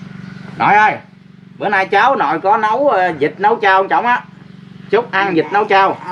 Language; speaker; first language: Vietnamese; native; Vietnamese